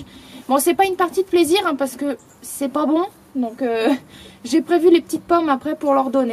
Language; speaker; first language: French; native; French